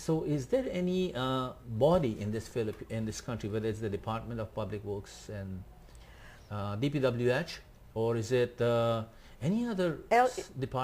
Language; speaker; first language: English; non-native, fluent; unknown